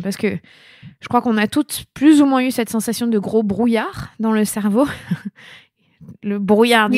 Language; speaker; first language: French; native; French